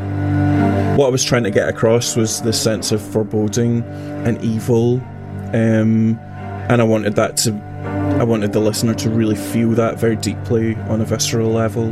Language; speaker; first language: English; native; English